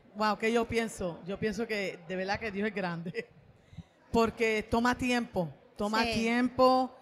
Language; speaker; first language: Spanish; native; Spanish